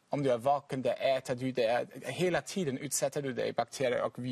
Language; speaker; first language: Swedish; non-native, fluent; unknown